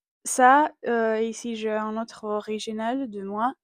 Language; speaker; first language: French; non-native, learner; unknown